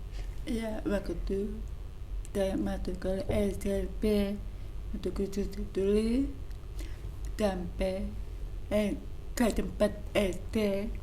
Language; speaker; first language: Indonesian; non-native, local second language; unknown